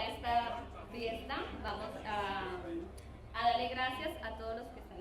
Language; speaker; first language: Spanish; native; Spanish